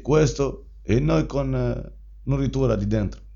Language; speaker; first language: Italian; non-native, learner; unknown